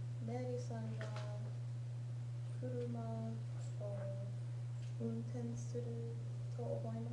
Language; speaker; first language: Japanese; non-native, learner; English